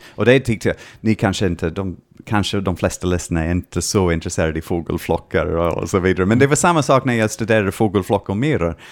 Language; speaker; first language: Swedish; non-native, fluent; English